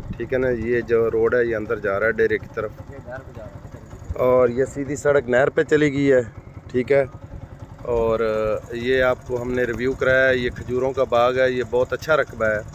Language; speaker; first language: Urdu; non-native, local second language; Punjabi